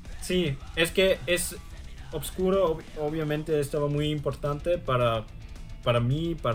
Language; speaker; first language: Spanish; early bilingual, heritage; German